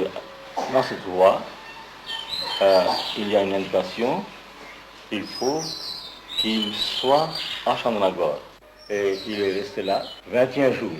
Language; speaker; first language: French; non-native, fluent; Bangla